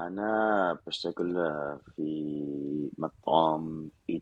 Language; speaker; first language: Arabic; non-native, learner; Spanish